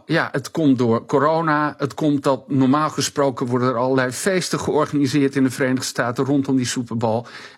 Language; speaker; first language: Dutch; native; Dutch